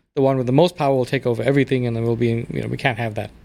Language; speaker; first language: English; native; English